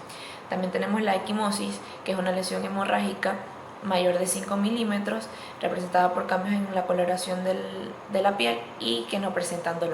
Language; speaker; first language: Spanish; native; Spanish